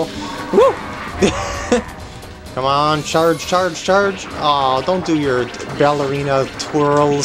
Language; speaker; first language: English; native; English